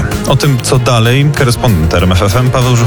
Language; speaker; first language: Polish; native; Polish